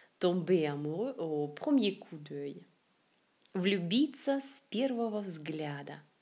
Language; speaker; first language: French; non-native, fluent; Russian